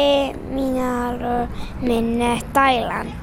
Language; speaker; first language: Finnish; early bilingual, heritage; Swedish